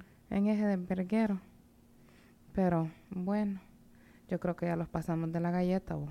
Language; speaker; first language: Spanish; early bilingual, heritage; Spanish